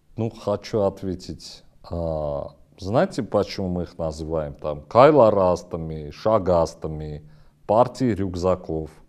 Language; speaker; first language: Russian; non-native, local second language; Armenian